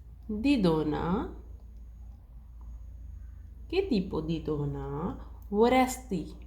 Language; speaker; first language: Italian; non-native, learner; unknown